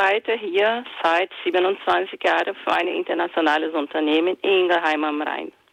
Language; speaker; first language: German; non-native, fluent; Portuguese